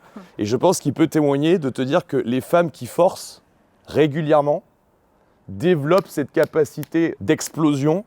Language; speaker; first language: French; native; French